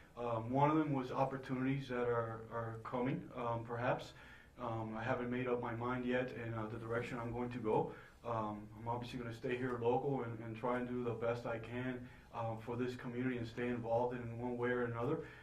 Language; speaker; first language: English; early bilingual, other home language; Spanish